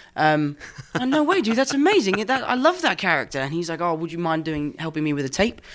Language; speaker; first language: English; native; English